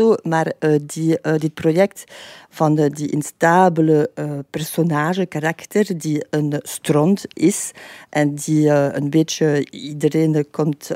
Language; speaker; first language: Dutch; non-native, fluent; French